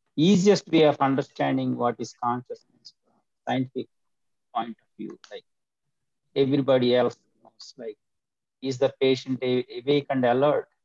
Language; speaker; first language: English; non-native, local second language; Telugu